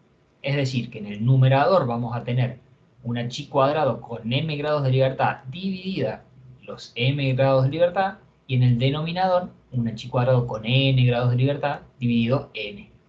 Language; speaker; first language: Spanish; native; Spanish